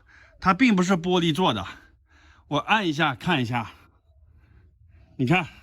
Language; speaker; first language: Chinese; native; Chinese